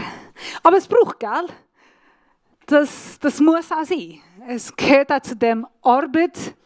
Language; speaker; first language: German; non-native, fluent; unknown